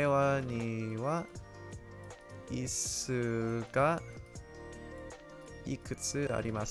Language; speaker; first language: Japanese; non-native, learner; English